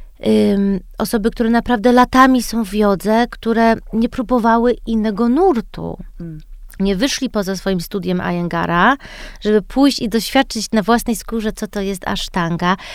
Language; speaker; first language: Polish; early bilingual, heritage; Polish